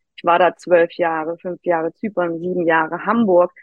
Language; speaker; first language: German; native; German